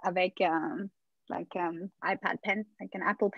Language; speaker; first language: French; non-native, fluent; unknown